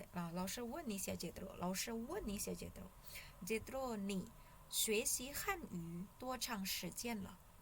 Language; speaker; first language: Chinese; non-native, fluent; Indonesian